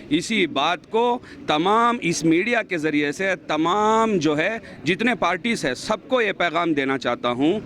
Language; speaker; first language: Urdu; native; Urdu